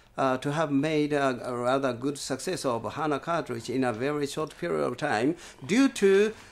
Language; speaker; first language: English; non-native, fluent; Japanese